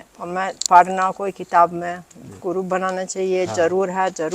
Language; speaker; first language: Hindi; non-native, learner; Italian